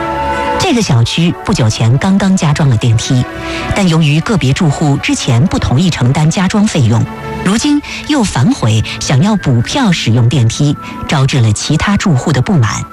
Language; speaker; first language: Chinese; native; Chinese